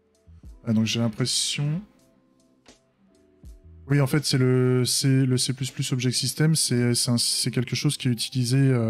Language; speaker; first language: French; native; French